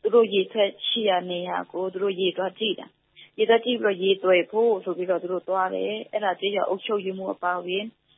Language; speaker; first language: Burmese; non-native, local second language; Pa'o Karen